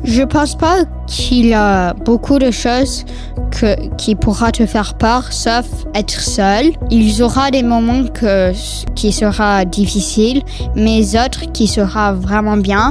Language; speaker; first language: French; non-native, local second language; English